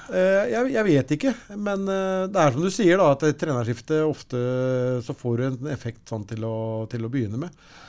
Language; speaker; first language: Norwegian; native; Norwegian